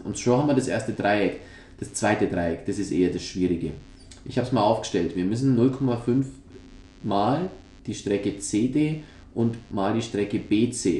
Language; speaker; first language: German; native; German